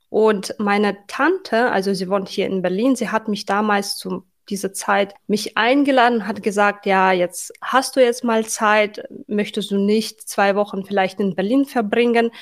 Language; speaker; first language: German; non-native, fluent; Russian